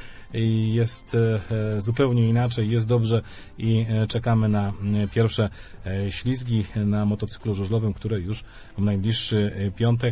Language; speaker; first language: Polish; native; Polish